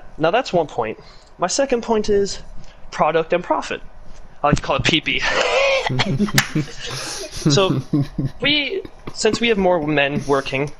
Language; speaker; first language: English; native; English